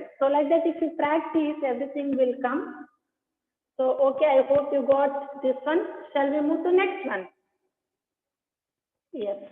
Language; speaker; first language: English; non-native, local second language; Kannada